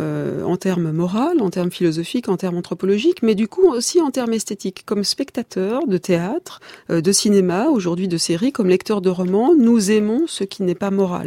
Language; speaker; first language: French; native; French